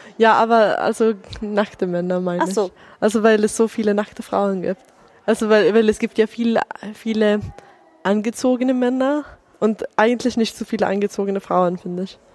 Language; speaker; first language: German; non-native, fluent; Swedish